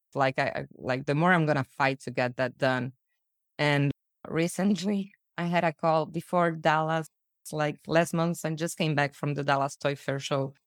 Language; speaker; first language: English; early bilingual, other home language; Portuguese